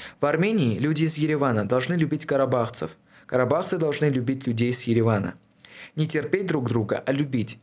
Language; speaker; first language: Russian; non-native, local second language; Armenian